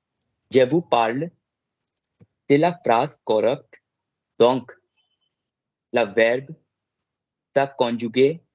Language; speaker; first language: French; non-native, learner; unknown